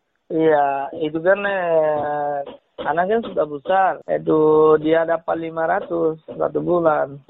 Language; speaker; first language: Malay; non-native, learner; Rohingya